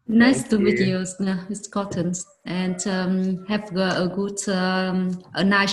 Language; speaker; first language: English; non-native, learner; Vietnamese